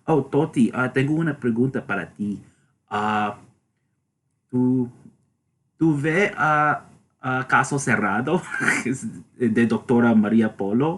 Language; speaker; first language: Spanish; non-native, learner; English